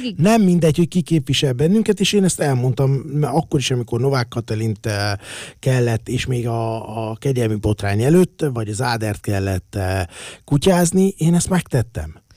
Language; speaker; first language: Hungarian; native; Hungarian